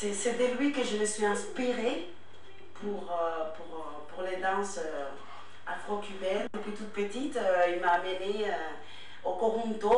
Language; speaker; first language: French; non-native, fluent; Spanish